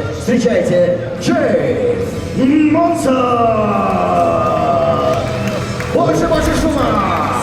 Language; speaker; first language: Russian; native; Russian